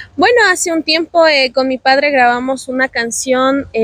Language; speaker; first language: Spanish; native; Spanish